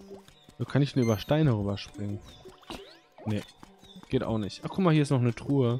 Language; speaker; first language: German; native; German